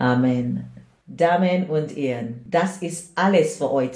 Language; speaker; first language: German; non-native, learner; English